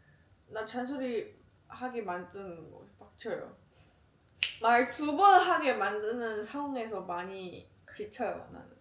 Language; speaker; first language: Korean; non-native, fluent; Chinese